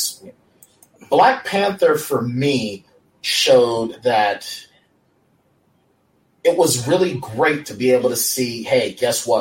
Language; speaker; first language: English; native; English